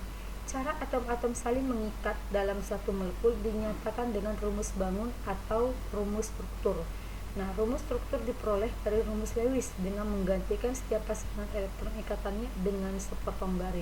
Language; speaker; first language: Indonesian; native; Indonesian